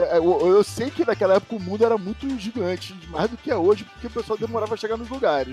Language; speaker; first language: Portuguese; native; Portuguese